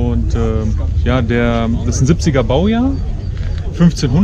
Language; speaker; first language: German; native; German